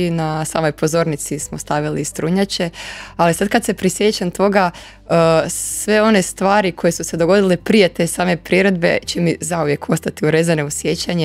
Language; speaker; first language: Croatian; native; Croatian